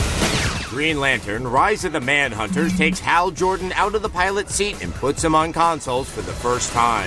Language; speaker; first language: English; native; English